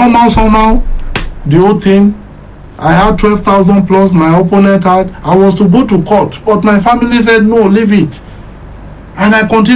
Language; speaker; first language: English; non-native, local second language; Yoruba